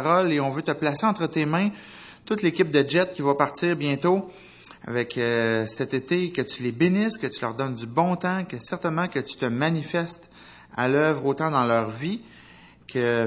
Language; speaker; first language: French; native; French